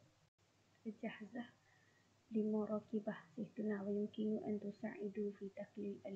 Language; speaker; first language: Arabic; non-native, learner; Malay